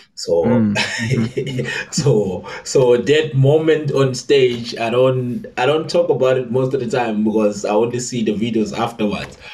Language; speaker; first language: English; non-native, local second language; Zulu